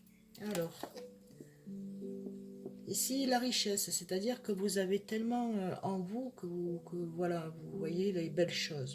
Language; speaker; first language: French; native; French